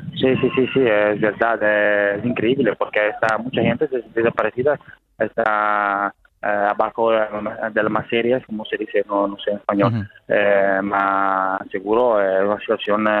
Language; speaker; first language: Spanish; non-native, learner; Italian